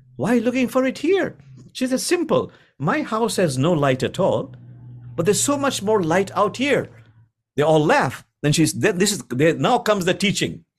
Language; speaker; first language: English; non-native, local second language; Bangla